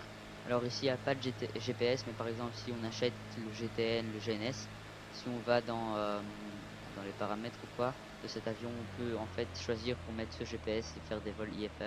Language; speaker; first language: French; native; French